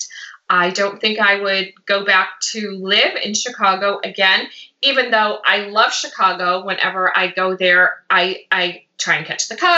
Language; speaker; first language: English; native; English